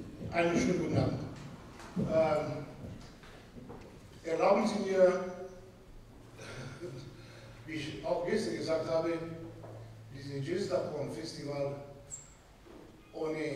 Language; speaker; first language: German; non-native, fluent; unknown